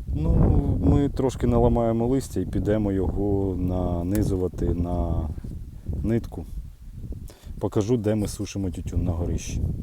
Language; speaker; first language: Ukrainian; native; Ukrainian